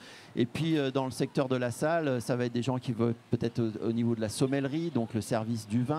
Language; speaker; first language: French; native; French